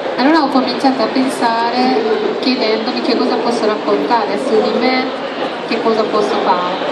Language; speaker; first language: Italian; non-native, fluent; Japanese